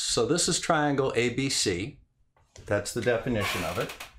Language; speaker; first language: English; native; English